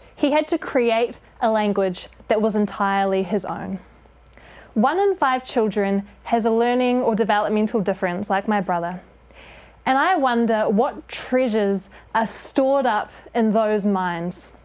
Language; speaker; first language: English; native; English